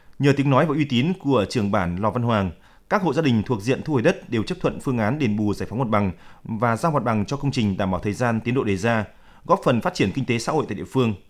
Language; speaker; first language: Vietnamese; native; Vietnamese